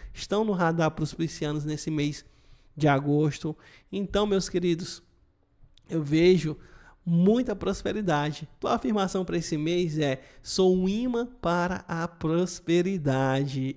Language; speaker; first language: Portuguese; native; Portuguese